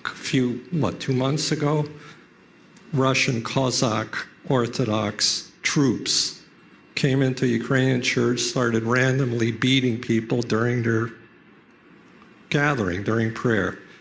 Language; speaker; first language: English; early bilingual, other home language; Ukrainian